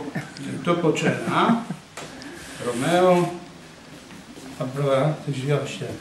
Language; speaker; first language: Italian; non-native, learner; Polish